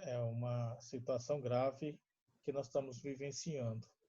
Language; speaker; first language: Portuguese; non-native, local second language; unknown